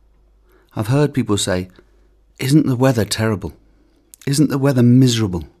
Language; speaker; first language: English; native; English